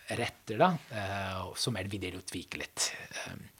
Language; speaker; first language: Norwegian; non-native, fluent; Italian